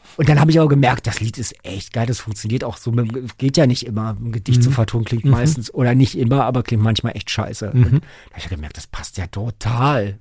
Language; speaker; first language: German; native; German